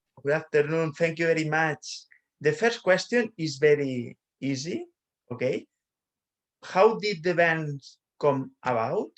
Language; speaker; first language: English; non-native, learner; Spanish